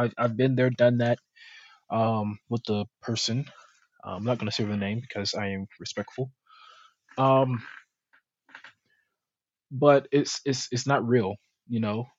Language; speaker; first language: English; native; English